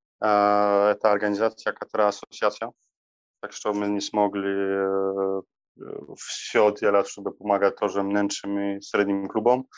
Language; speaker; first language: Russian; non-native, learner; Polish